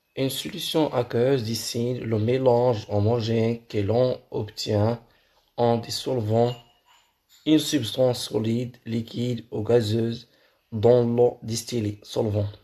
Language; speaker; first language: French; non-native, local second language; Arabic